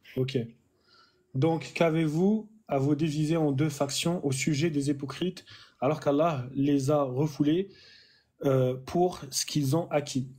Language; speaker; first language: French; early bilingual, other home language; Arabic